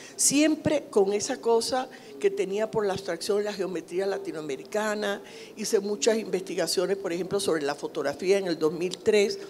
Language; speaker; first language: Spanish; native; Spanish